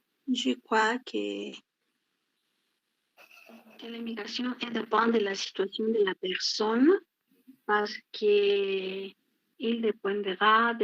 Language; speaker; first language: French; non-native, learner; Spanish